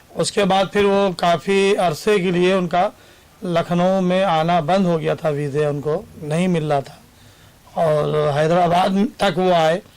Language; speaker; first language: Urdu; native; Urdu